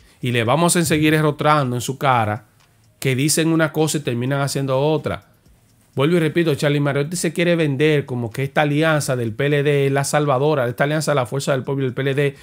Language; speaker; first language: Spanish; native; Spanish